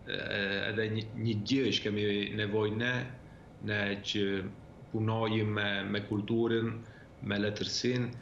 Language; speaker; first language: Albanian; early bilingual, heritage; Albanian